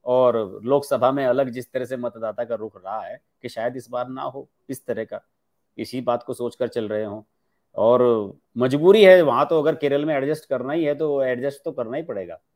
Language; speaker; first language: Hindi; native; Hindi